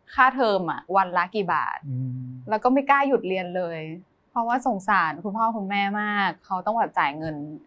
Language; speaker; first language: Thai; native; Thai